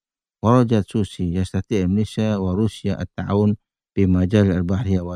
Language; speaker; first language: Arabic; non-native, fluent; Indonesian